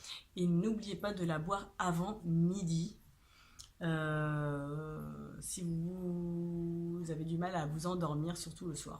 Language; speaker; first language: French; native; French